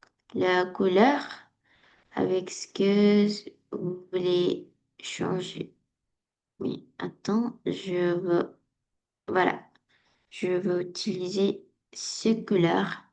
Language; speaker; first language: French; non-native, learner; Indonesian